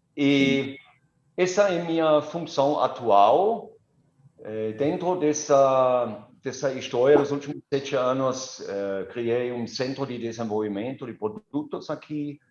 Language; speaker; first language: Portuguese; non-native, fluent; German